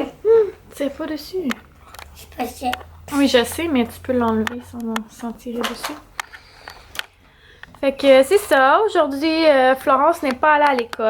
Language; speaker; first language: French; native; French